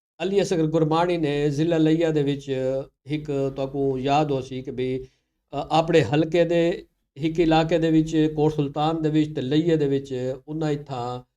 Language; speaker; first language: Punjabi; non-native, local second language; Saraiki